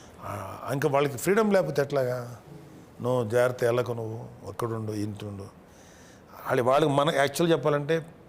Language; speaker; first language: Telugu; native; Telugu